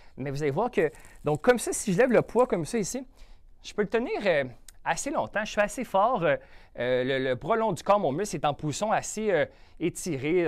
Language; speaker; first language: French; native; French